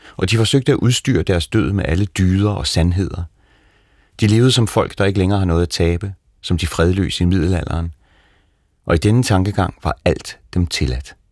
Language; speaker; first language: Danish; native; Danish